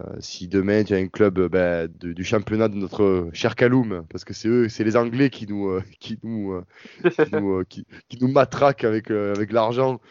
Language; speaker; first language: French; native; French